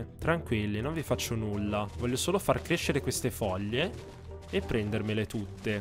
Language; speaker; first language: Italian; native; Italian